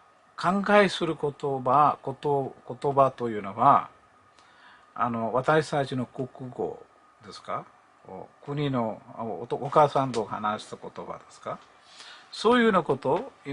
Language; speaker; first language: Japanese; non-native, learner; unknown